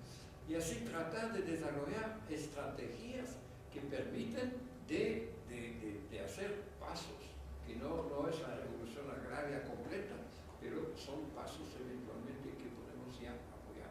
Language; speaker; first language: Spanish; non-native, fluent; French